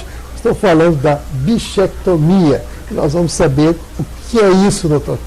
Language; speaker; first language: Portuguese; native; Portuguese